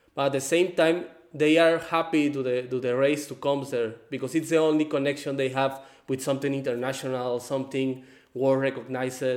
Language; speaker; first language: English; non-native, fluent; Spanish